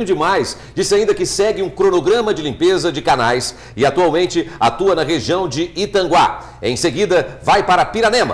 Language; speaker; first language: Portuguese; native; Portuguese